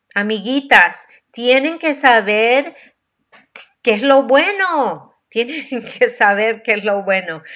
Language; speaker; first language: Spanish; early bilingual, heritage; Spanish